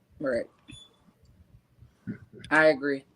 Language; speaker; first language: English; native; English